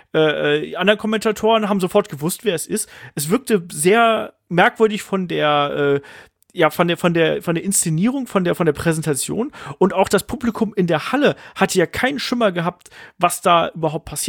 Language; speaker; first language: German; native; German